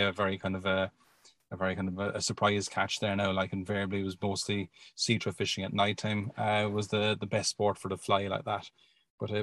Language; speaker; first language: English; native; English